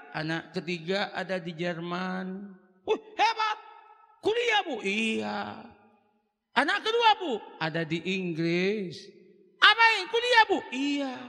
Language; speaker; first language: Indonesian; non-native, local second language; Madurese